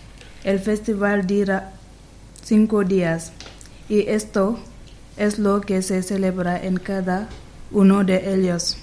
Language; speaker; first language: Spanish; non-native, learner; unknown